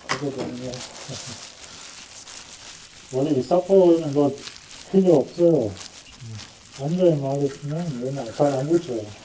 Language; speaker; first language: Korean; non-native, learner; German